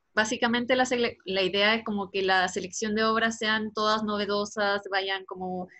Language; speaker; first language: Spanish; native; Spanish